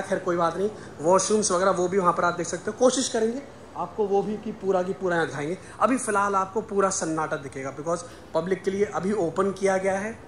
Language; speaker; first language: Hindi; non-native, local second language; Marathi